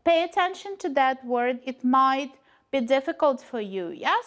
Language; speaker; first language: English; non-native, fluent; Ukrainian